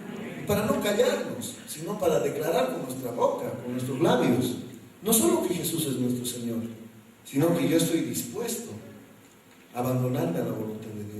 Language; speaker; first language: Spanish; native; Spanish